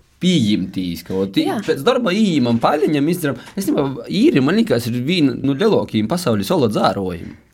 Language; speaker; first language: Latvian; native; Latvian